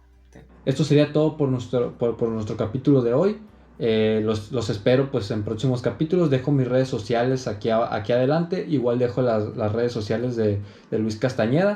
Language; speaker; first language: Spanish; native; Spanish